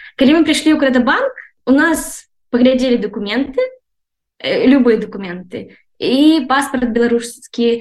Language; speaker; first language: Belarusian; native; Belarusian